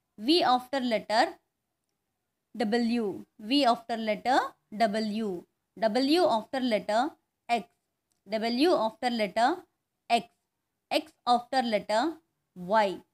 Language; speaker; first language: English; non-native, local second language; Telugu